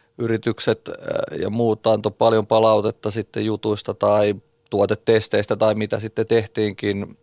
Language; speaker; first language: Finnish; native; Finnish